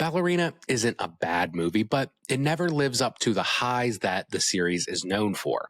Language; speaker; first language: English; native; English